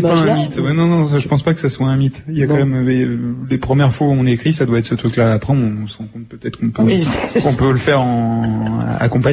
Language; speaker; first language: French; native; French